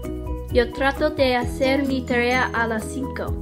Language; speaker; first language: Spanish; non-native, learner; English